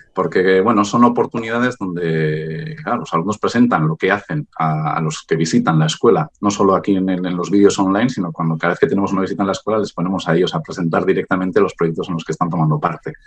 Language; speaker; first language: Spanish; non-native, local second language; Basque